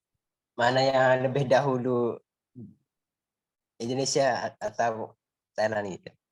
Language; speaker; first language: Indonesian; non-native, learner; Thai